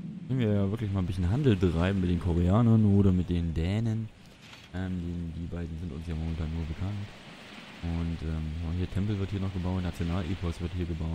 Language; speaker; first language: German; native; German